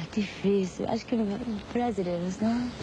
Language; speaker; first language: Portuguese; non-native, learner; Japanese